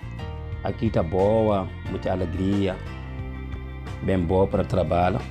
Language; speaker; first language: Portuguese; non-native, learner; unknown